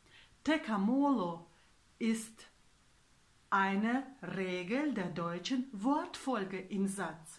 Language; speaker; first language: German; non-native, fluent; Russian